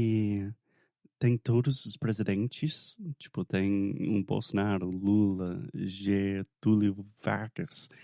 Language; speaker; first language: Portuguese; non-native, fluent; English